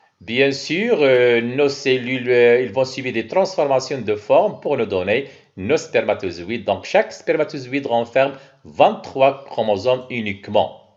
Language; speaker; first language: French; non-native, local second language; Arabic